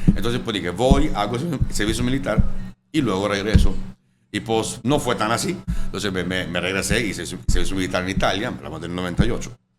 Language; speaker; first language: Spanish; non-native, fluent; Italian